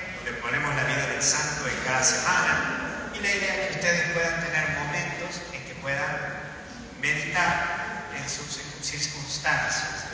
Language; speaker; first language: Spanish; native; Spanish